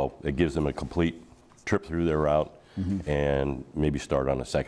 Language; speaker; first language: English; native; English